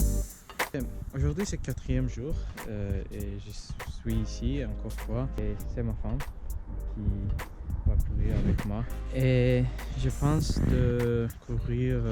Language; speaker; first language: French; non-native, learner; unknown